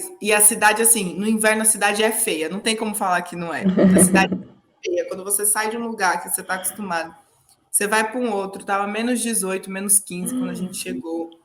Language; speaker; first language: Portuguese; native; Portuguese